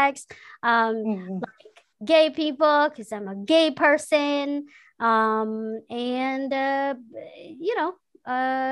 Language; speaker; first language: English; non-native, local second language; Filipino